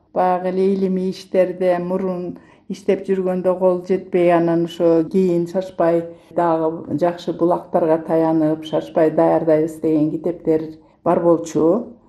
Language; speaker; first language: Kyrgyz; native; Kyrgyz